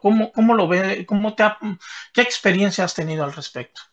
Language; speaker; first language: Spanish; native; Spanish